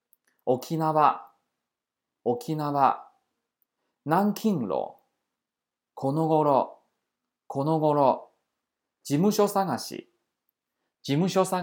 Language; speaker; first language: Japanese; non-native, fluent; Chinese